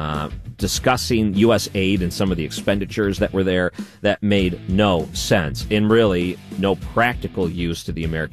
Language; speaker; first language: English; native; English